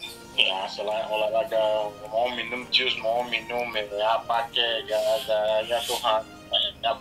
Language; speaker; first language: Indonesian; non-native, fluent; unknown